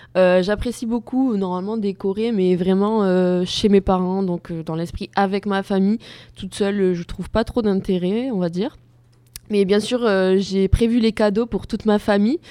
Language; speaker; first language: French; native; French